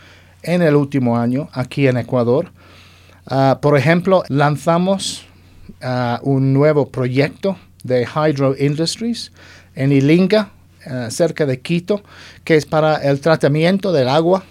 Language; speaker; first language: Spanish; non-native, fluent; English